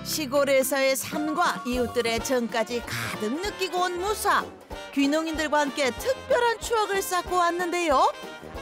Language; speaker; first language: Korean; native; Korean